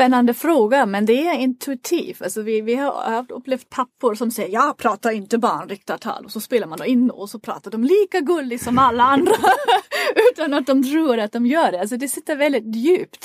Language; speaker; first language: Swedish; non-native, fluent; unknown